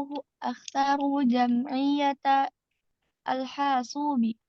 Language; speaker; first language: Arabic; non-native, learner; Indonesian